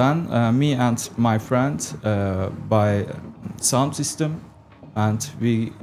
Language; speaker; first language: English; non-native, learner; Turkish